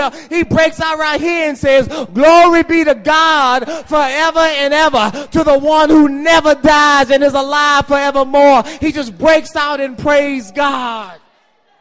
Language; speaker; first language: English; native; English